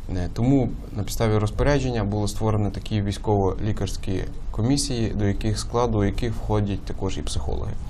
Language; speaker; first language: Ukrainian; native; Ukrainian